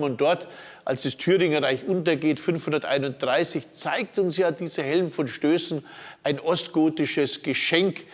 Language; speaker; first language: German; native; German